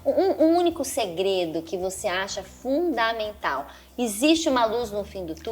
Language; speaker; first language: Portuguese; native; Portuguese